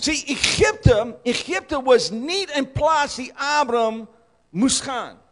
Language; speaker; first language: Dutch; non-native, learner; English